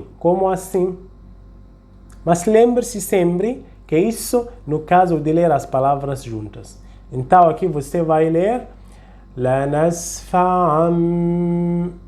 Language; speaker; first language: Portuguese; non-native, fluent; Arabic